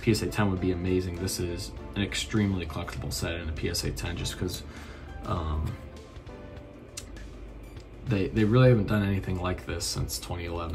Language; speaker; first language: English; native; English